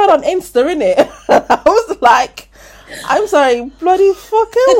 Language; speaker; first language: English; native; English